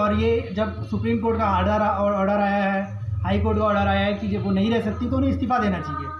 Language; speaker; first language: Hindi; native; Hindi